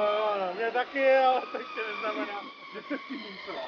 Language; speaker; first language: Czech; native; Czech